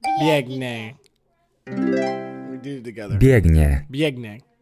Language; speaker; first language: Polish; non-native, learner; English